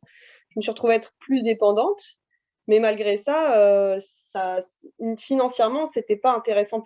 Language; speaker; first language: French; native; French